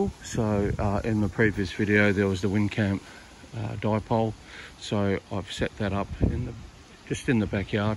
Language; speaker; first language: English; native; English